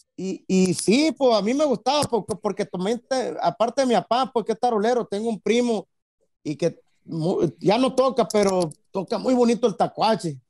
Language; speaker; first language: Spanish; early bilingual, heritage; Spanish